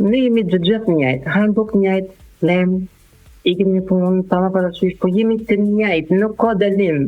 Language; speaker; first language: Albanian; non-native, learner; German